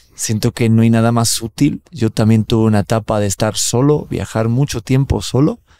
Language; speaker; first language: Spanish; native; Spanish